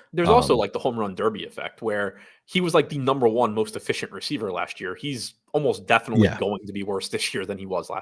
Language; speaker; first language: English; native; English